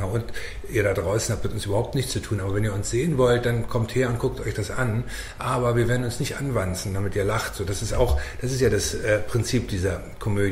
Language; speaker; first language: German; native; German